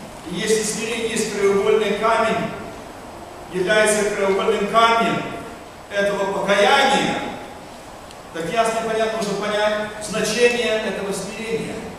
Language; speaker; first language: Russian; early bilingual, heritage; Russian